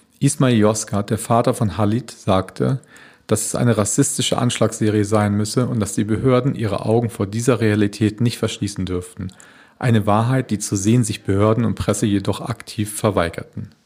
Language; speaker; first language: German; native; German